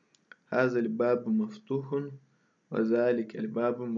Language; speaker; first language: Arabic; non-native, fluent; Russian